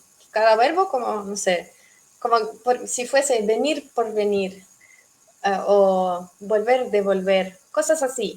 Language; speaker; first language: Spanish; non-native, fluent; Russian